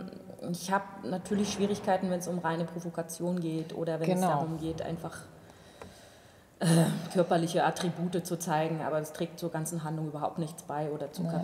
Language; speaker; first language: German; native; German